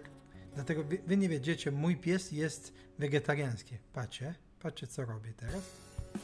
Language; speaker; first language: Polish; non-native, learner; Italian